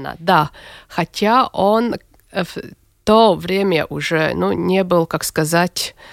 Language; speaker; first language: Russian; non-native, local second language; Latvian